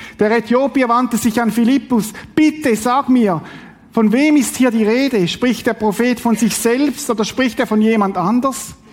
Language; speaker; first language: German; native; German